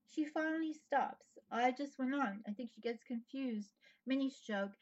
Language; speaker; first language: English; native; English